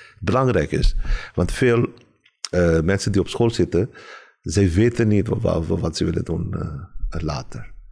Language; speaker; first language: Dutch; non-native, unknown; Urdu